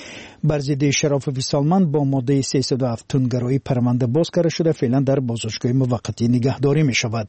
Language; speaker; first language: Persian; native; Persian